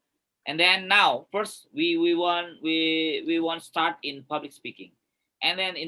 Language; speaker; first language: English; non-native, learner; Indonesian